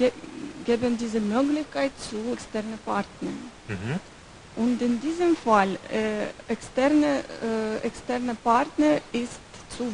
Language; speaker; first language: German; non-native, learner; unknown